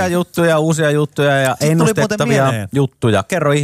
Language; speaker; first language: Finnish; native; Finnish